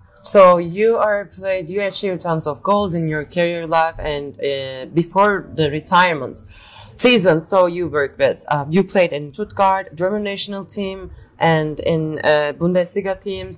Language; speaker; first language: English; non-native, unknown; Turkish